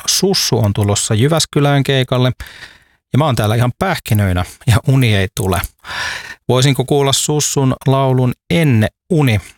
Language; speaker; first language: Finnish; native; Finnish